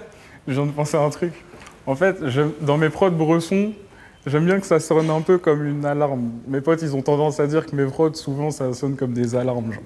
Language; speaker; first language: French; native; French